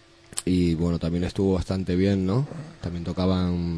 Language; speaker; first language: Spanish; native; Spanish